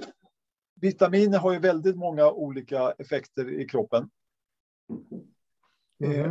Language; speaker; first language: Swedish; native; Swedish